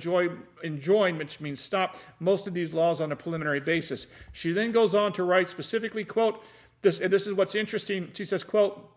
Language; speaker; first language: English; native; English